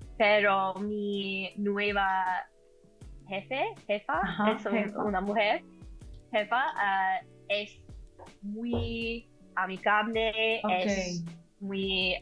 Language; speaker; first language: Spanish; non-native, learner; English